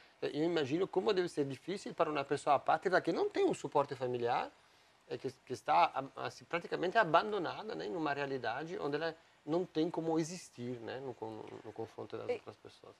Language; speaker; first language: Portuguese; non-native, fluent; Italian